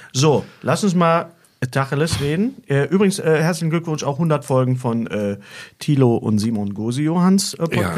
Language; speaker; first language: German; native; German